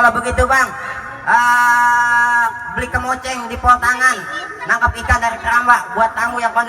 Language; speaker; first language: Indonesian; native; Indonesian